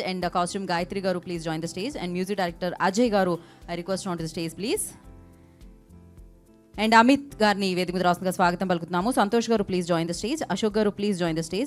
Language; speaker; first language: Telugu; native; Telugu